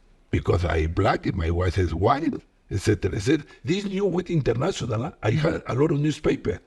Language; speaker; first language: English; non-native, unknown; Spanish